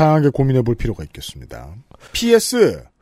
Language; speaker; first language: Korean; native; Korean